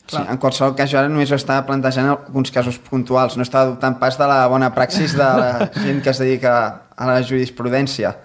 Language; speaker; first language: Catalan; native; Catalan